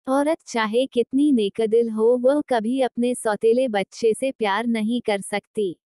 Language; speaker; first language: Hindi; non-native, local second language; Marathi